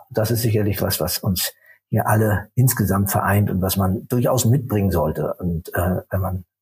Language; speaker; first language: German; native; German